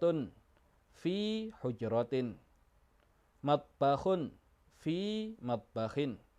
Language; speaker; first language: Arabic; non-native, fluent; Indonesian